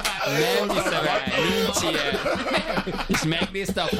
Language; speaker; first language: Hungarian; native; Hungarian